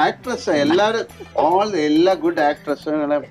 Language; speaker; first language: Tamil; non-native, learner; Malayalam